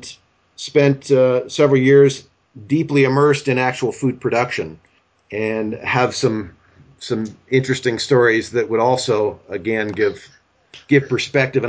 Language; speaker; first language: English; native; English